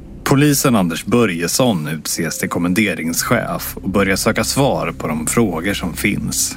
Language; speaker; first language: Swedish; native; Swedish